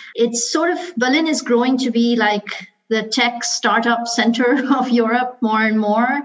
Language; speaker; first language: English; non-native, local second language; Urdu